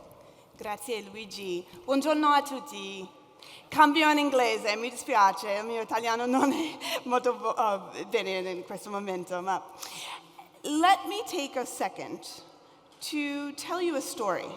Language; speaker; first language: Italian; non-native, learner; English